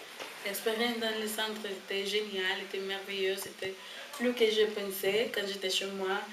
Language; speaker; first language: French; non-native, fluent; Spanish